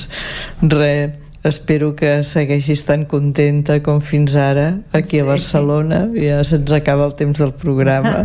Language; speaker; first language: Catalan; native; Catalan